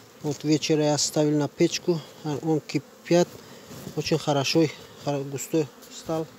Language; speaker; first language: Russian; non-native, learner; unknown